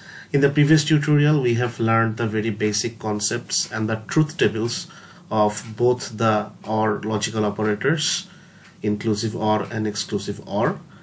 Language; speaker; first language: English; non-native, local second language; Bangla